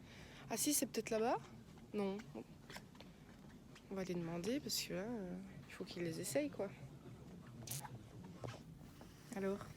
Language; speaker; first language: French; native; French